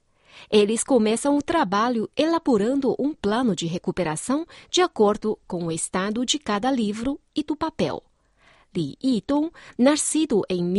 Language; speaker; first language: Portuguese; non-native, fluent; Chinese